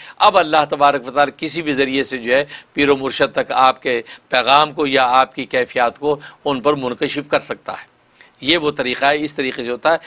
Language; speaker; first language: Urdu; native; Urdu